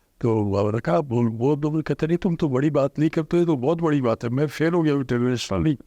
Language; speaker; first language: Urdu; non-native, local second language; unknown